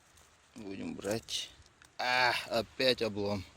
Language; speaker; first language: Russian; native; Russian